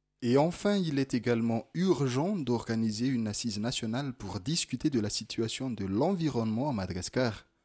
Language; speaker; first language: French; non-native, local second language; Malagasy